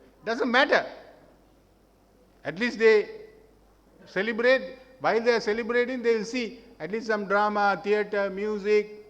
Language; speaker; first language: English; non-native, local second language; Tamil